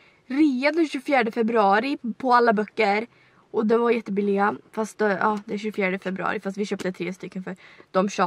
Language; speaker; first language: Swedish; early bilingual, other home language; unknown